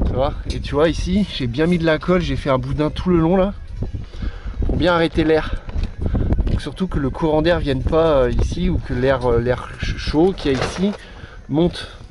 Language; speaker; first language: French; native; French